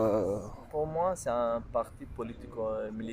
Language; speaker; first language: French; non-native, local second language; Kurdish